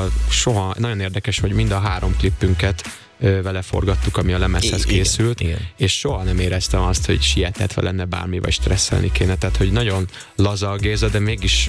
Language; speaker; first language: Hungarian; native; Hungarian